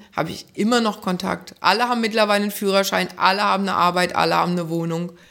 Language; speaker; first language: German; native; German